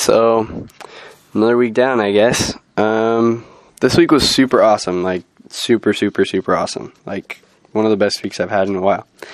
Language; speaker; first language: English; native; English